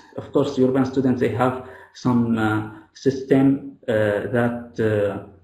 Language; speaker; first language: English; non-native, fluent; Arabic